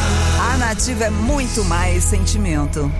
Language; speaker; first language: Portuguese; native; Portuguese